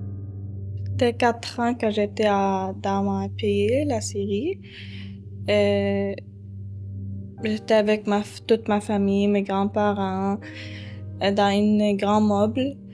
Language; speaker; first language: French; early bilingual, other home language; Arabic